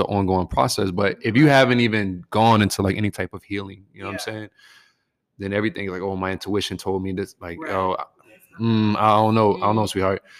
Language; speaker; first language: English; native; English